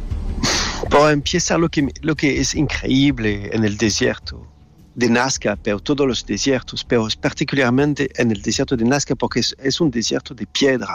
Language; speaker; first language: Spanish; non-native, learner; French